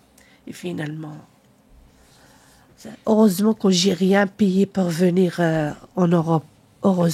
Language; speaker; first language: French; non-native, learner; Arabic